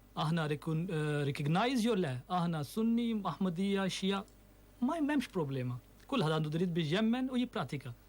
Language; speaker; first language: Maltese; non-native, fluent; Urdu